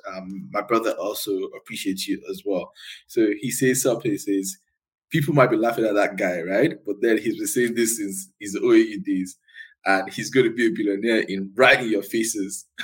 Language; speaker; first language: English; non-native, local second language; Yoruba